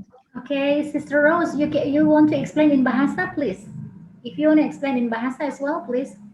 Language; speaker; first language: English; non-native, fluent; Indonesian